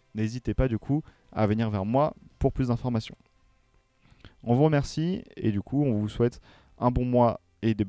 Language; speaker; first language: French; native; French